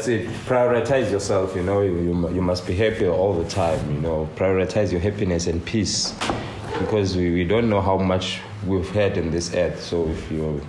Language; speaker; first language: English; non-native, local second language; Xhosa